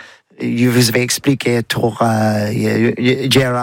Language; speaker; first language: French; non-native, learner; English